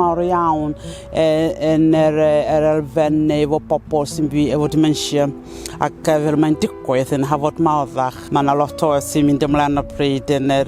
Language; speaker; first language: Welsh; non-native, fluent; Southern Sotho